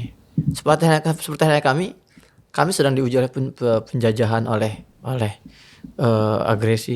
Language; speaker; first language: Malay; non-native, fluent; Arabic